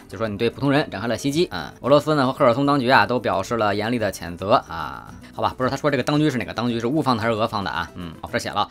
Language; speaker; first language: Chinese; native; Chinese